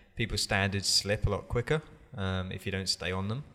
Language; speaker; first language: English; native; English